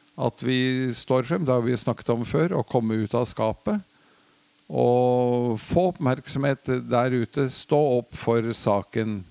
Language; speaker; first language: Norwegian; early bilingual, other home language; Latvian